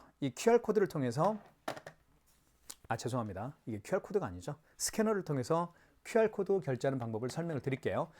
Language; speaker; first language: Korean; native; Korean